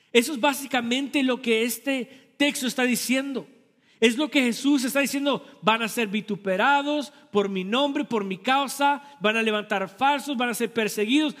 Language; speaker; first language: Spanish; early bilingual, heritage; Spanish